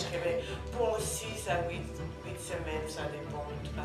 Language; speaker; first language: French; non-native, fluent; English